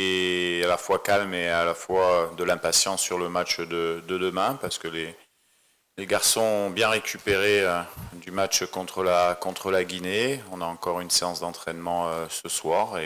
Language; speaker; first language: French; native; French